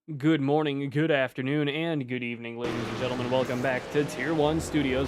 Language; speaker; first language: English; native; English